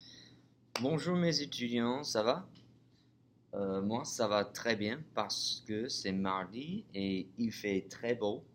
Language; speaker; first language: French; non-native, fluent; English